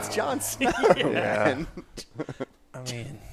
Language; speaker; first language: English; native; English